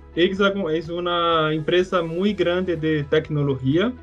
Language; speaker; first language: Portuguese; native; Portuguese